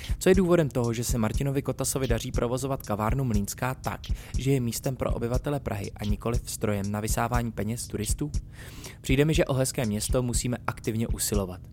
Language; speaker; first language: Czech; native; Czech